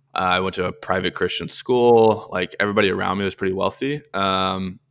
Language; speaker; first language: English; native; English